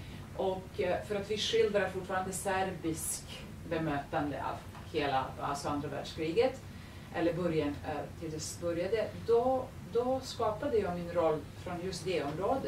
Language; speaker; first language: Swedish; non-native, fluent; Serbian